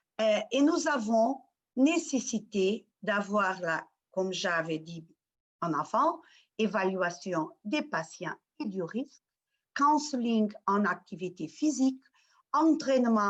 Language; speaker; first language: French; non-native, fluent; Portuguese